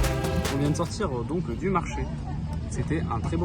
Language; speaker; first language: French; native; French